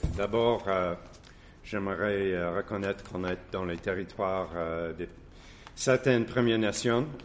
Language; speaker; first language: French; non-native, fluent; English